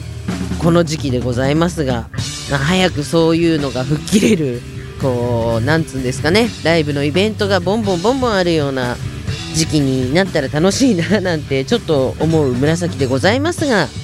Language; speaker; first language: Japanese; native; Japanese